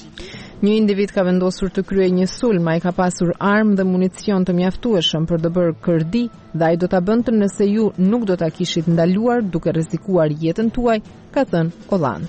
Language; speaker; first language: Albanian; native; Albanian